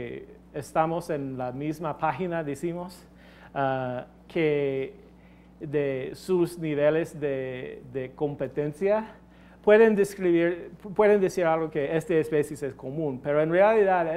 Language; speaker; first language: Spanish; non-native, fluent; English